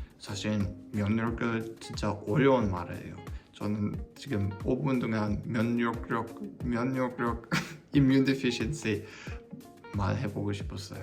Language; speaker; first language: Korean; non-native, learner; German